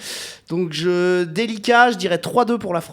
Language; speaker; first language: French; native; French